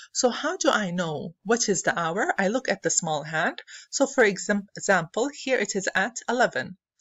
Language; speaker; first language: English; non-native, fluent; Arabic